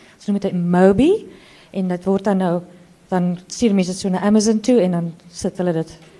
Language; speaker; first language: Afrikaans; native; Afrikaans